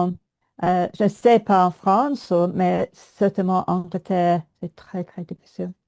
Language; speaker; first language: French; non-native, learner; English